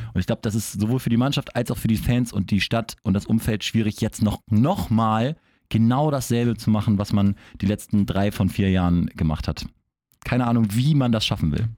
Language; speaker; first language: German; native; German